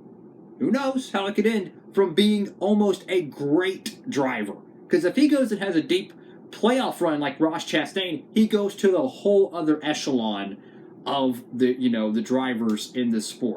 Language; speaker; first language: English; native; English